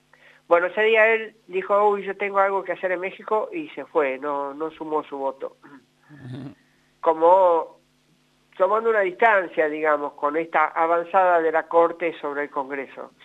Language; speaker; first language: Spanish; native; Spanish